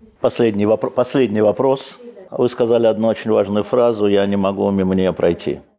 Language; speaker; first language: Russian; native; Russian